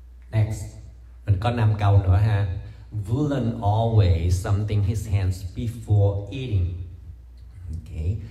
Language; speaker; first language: English; non-native, fluent; Vietnamese